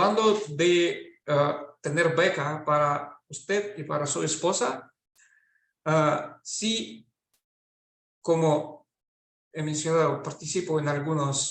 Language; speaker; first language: Spanish; non-native, fluent; Russian